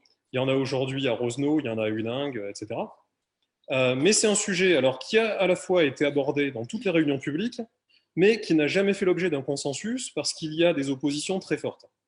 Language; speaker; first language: French; native; French